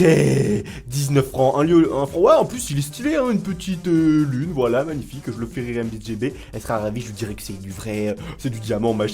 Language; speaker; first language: French; native; French